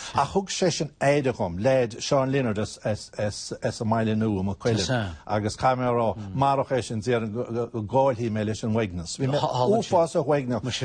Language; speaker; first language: Irish; native; Irish